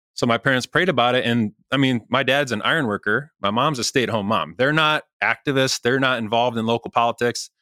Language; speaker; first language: English; native; English